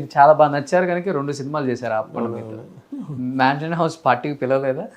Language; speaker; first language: Telugu; native; Telugu